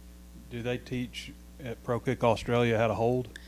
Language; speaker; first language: English; native; English